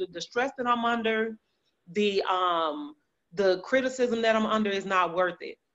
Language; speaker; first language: English; native; English